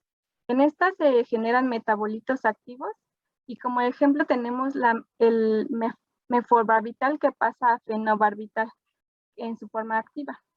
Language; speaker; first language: Spanish; native; Spanish